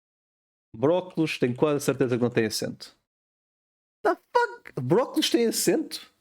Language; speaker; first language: Portuguese; native; Portuguese